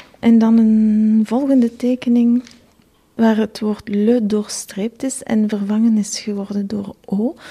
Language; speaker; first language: Dutch; non-native, local second language; French